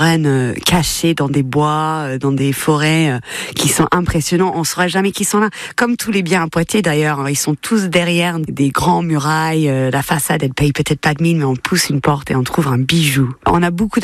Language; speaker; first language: French; non-native, fluent; English